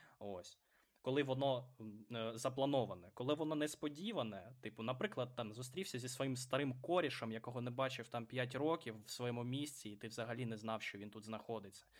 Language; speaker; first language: Ukrainian; non-native, local second language; Russian